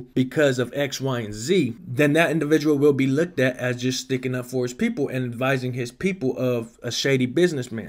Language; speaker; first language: English; native; English